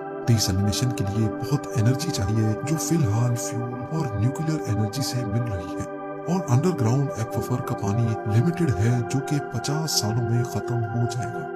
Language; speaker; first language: Urdu; native; Urdu